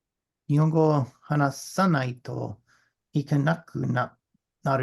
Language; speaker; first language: Japanese; non-native, learner; English